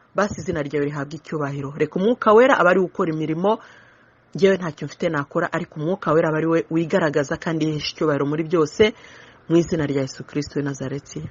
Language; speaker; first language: Kinyarwanda; early bilingual, heritage; Kinyarwanda